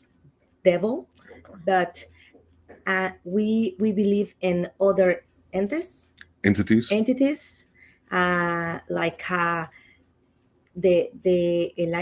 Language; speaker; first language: English; non-native, learner; Spanish